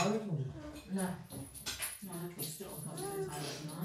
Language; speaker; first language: German; non-native, learner; Indonesian